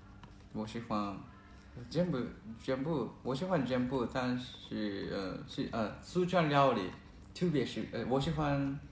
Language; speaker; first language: Chinese; non-native, learner; Japanese